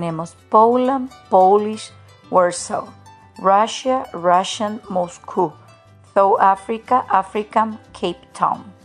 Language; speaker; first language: English; non-native, learner; Spanish